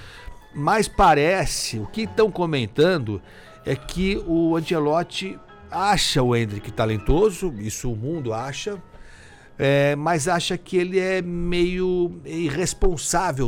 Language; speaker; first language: Portuguese; native; Portuguese